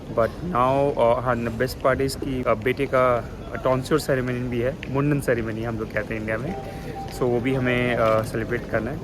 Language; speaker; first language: Hindi; native; Hindi